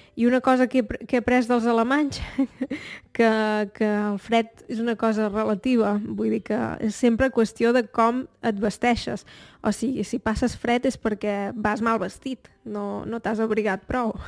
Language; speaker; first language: Catalan; native; Catalan